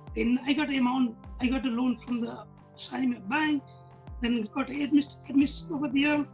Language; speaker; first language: English; non-native, local second language; Nepali